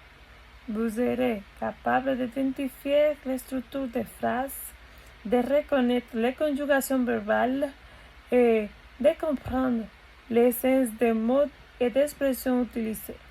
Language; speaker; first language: French; non-native, learner; Spanish